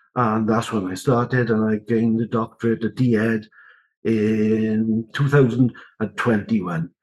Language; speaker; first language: English; native; English